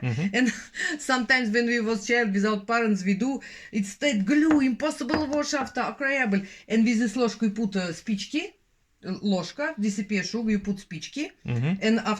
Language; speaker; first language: English; non-native, learner; Russian